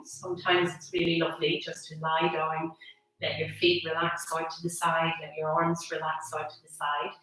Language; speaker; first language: English; native; English